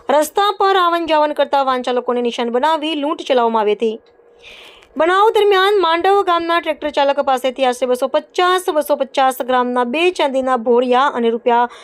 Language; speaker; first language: Gujarati; native; Gujarati